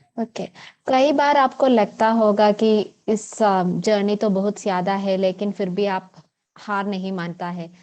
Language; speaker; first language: Hindi; non-native, local second language; Malayalam